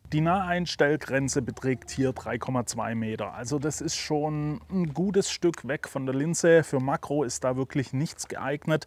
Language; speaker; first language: German; native; German